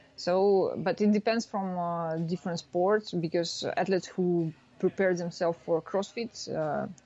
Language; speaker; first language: English; non-native, learner; Russian